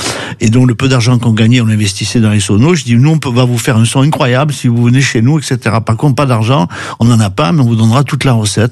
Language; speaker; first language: French; native; French